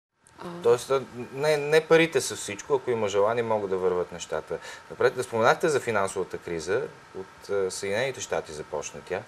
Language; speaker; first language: Bulgarian; native; Bulgarian